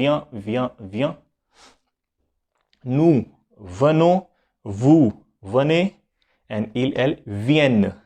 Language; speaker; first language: French; non-native, fluent; Hindi